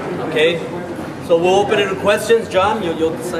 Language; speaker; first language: English; early bilingual, other home language; Spanish